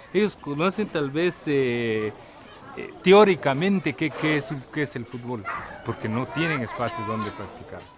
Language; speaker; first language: Spanish; native; Spanish